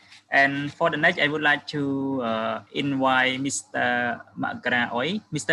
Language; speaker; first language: English; non-native, fluent; Khmer